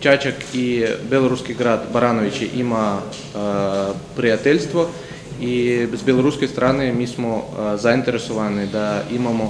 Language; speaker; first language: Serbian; non-native, learner; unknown